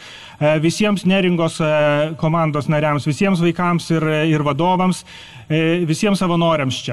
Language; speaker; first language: Lithuanian; native; Lithuanian